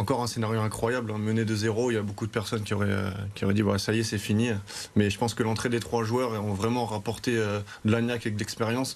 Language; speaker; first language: French; native; French